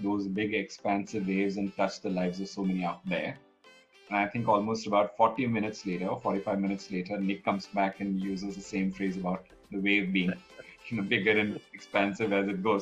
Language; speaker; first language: English; non-native, local second language; Malayalam